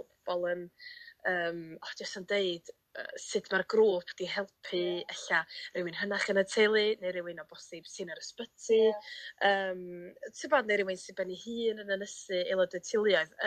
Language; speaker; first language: Welsh; native; Welsh